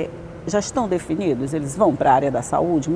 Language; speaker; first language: Portuguese; native; Portuguese